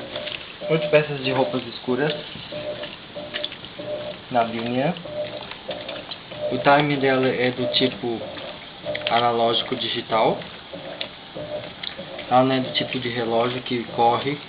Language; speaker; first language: Portuguese; native; Portuguese